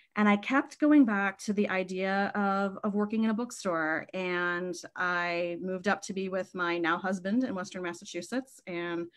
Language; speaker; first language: English; native; English